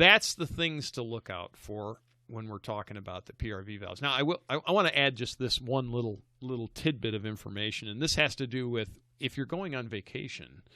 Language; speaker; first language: English; native; English